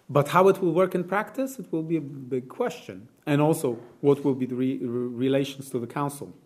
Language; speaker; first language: English; non-native, fluent; Polish